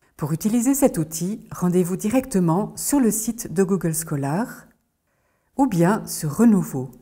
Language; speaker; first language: French; native; French